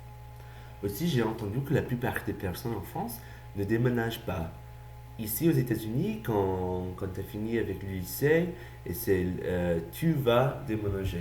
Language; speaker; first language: French; non-native, learner; English